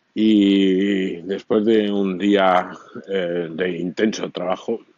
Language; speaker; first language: Spanish; native; Spanish